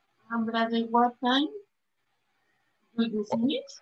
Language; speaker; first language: English; non-native, learner; Spanish